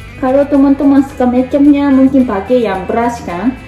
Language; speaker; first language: Indonesian; non-native, learner; Japanese